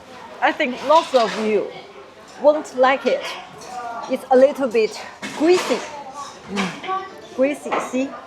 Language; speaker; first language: English; non-native, fluent; Chinese